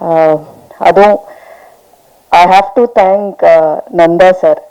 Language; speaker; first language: Tamil; non-native, fluent; Malayalam